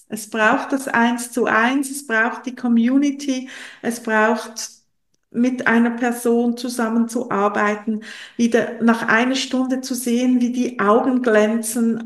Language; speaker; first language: German; non-native, local second language; French